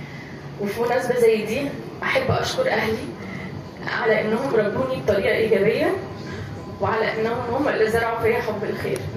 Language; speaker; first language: Arabic; native; Arabic